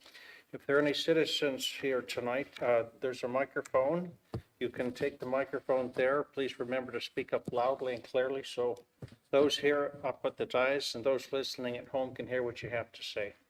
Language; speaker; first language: English; native; English